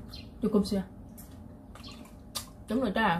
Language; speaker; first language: Korean; non-native, learner; Vietnamese